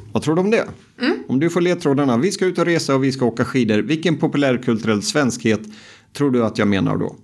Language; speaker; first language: Swedish; native; Swedish